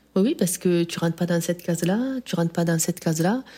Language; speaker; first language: French; native; French